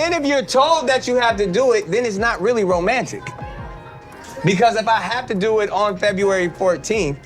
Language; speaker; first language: English; native; English